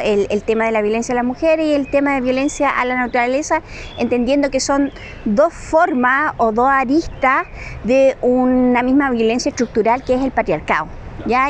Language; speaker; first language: Spanish; native; Spanish